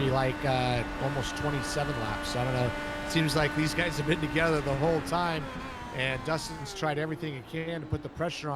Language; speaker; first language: English; native; English